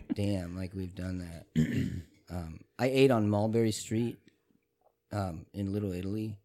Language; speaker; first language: English; early bilingual, other home language; Italian